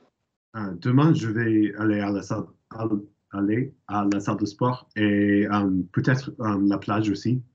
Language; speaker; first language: French; non-native, learner; English